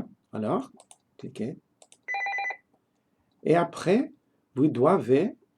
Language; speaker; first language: French; non-native, learner; English